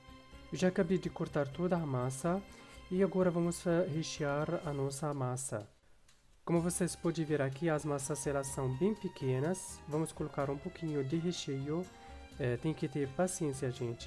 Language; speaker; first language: Portuguese; non-native, fluent; Arabic